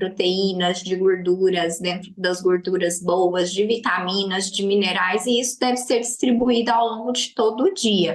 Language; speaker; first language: Portuguese; native; Portuguese